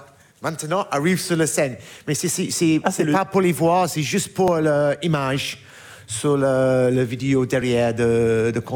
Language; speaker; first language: French; non-native, learner; English